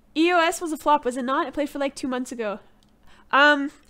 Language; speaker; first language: English; native; English